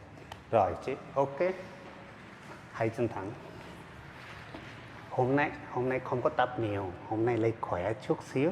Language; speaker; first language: Vietnamese; non-native, learner; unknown